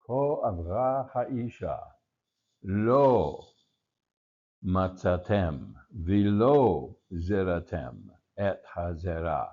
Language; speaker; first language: Hebrew; non-native, learner; English